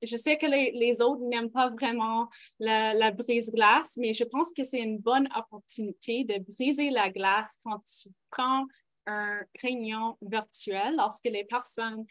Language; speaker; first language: French; non-native, local second language; English